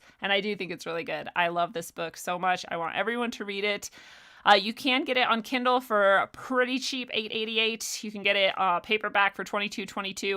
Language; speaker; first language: English; native; English